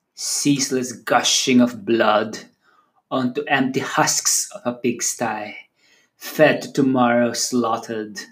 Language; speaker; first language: English; non-native, local second language; Filipino